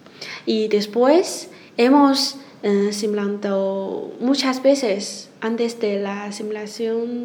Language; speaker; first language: Spanish; non-native, learner; Chinese